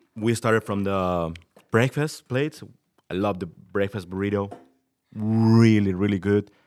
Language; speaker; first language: English; non-native, fluent; Spanish